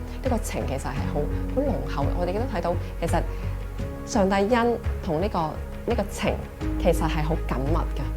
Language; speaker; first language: Cantonese; native; Cantonese